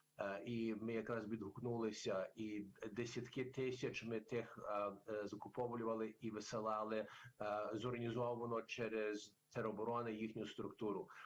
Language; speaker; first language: Ukrainian; early bilingual, heritage; English